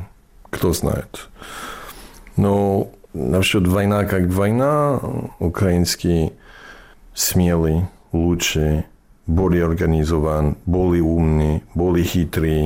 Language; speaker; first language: Russian; non-native, fluent; English